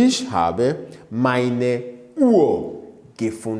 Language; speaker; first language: German; non-native, fluent; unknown